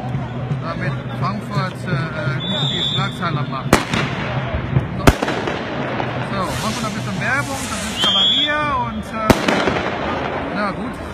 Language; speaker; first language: German; non-native, fluent; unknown